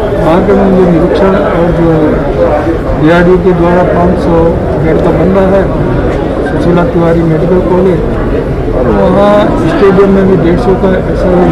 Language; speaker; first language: Hindi; native; Hindi